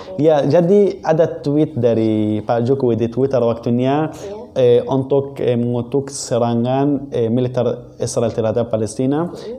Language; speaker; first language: Indonesian; non-native, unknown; Arabic